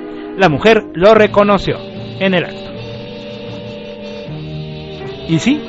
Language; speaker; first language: Spanish; native; Spanish